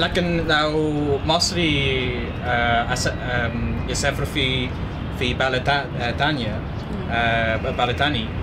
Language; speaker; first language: Arabic; non-native, learner; English